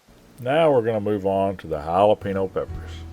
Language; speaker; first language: English; native; English